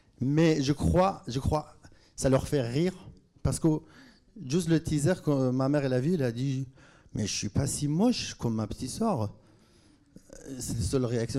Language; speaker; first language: French; non-native, fluent; Kurdish